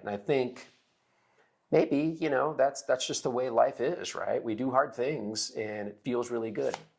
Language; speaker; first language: English; native; English